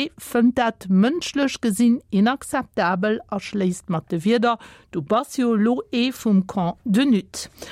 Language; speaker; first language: Luxembourgish; native; Luxembourgish